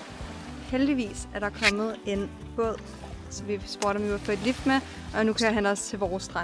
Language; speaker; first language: Danish; native; Danish